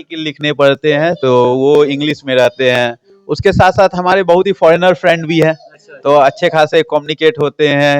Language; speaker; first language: Hindi; native; Hindi